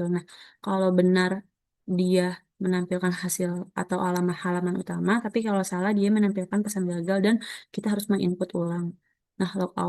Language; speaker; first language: Indonesian; native; Indonesian